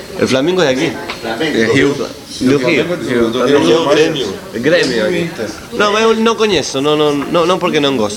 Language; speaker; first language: Portuguese; non-native, learner; Spanish